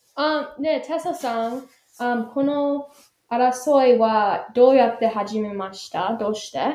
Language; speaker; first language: Japanese; non-native, learner; English